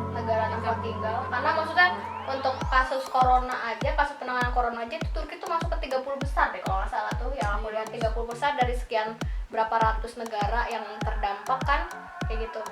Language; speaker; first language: Indonesian; native; Indonesian